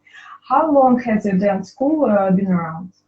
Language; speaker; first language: English; non-native, learner; Russian